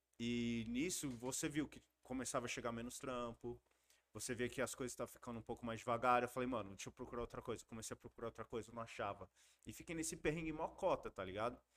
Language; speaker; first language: Portuguese; early bilingual, heritage; Portuguese